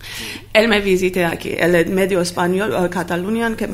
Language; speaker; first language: Spanish; non-native, learner; Armenian